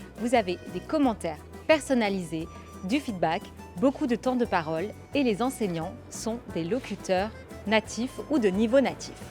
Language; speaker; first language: French; native; French